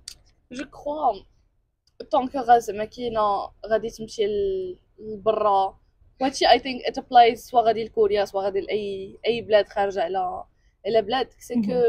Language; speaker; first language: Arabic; native; Arabic